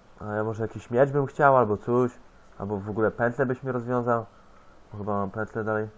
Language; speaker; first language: Polish; native; Polish